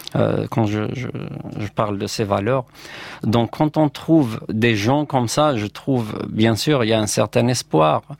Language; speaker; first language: French; non-native, local second language; Berber languages